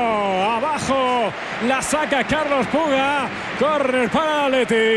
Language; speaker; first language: Spanish; native; Spanish